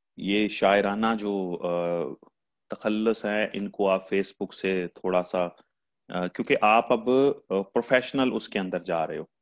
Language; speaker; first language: Urdu; non-native, local second language; Punjabi